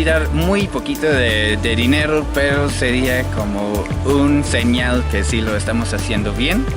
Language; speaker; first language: Spanish; non-native, fluent; English